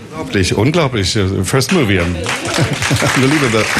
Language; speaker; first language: German; native; German